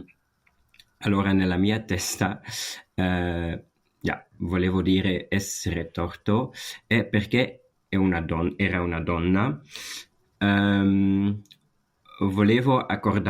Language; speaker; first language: Italian; non-native, learner; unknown